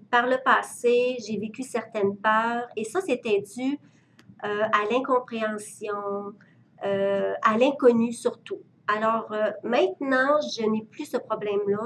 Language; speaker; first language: French; native; French